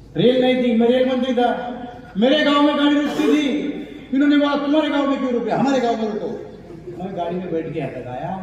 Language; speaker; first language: Hindi; non-native, local second language; Marathi